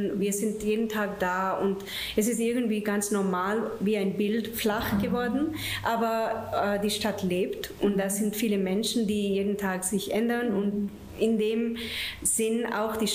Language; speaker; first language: German; non-native, fluent; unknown